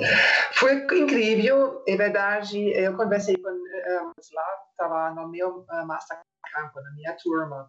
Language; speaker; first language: Portuguese; non-native, fluent; German